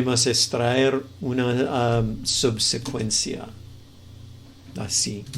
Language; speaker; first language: Spanish; non-native, fluent; English